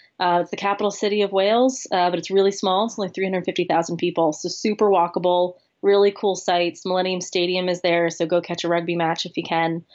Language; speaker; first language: English; native; English